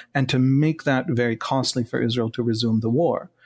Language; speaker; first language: English; non-native, fluent; Hebrew